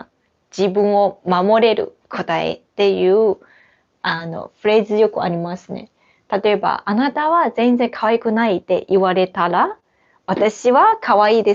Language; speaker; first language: Japanese; non-native, fluent; Chinese